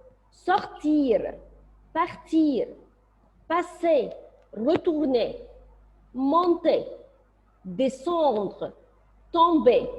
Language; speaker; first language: French; non-native, fluent; Arabic